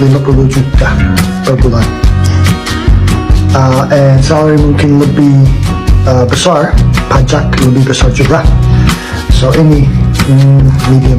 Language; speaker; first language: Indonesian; non-native, learner; English